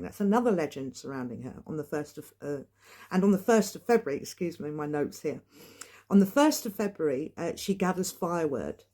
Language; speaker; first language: English; native; English